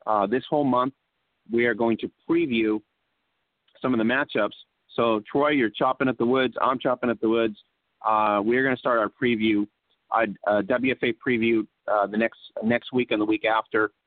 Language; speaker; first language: English; early bilingual, other home language; Spanish